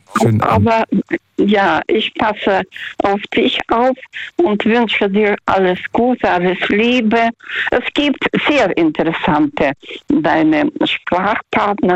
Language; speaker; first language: German; non-native, learner; Russian